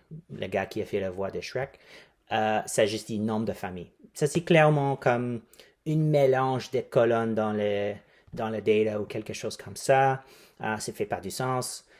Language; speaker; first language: French; non-native, fluent; English